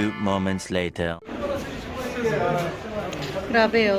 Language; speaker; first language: English; non-native, local second language; Filipino